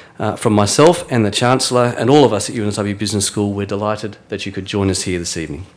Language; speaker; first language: English; native; English